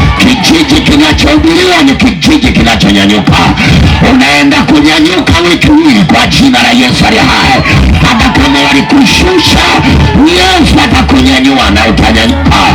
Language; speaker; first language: Swahili; native; Swahili